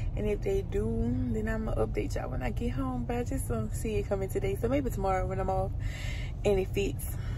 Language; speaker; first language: English; native; English